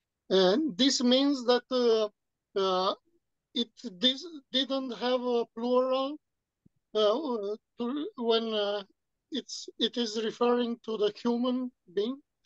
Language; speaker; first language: English; non-native, fluent; Romanian